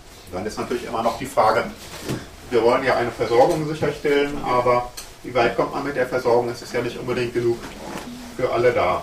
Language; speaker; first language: German; native; German